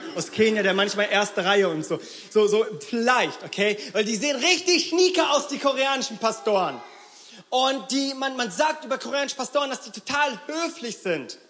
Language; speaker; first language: German; early bilingual, other home language; Korean